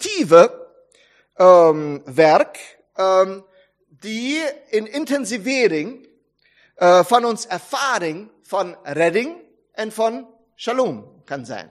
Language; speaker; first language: Dutch; non-native, fluent; German